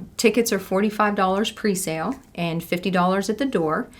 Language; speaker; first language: English; native; English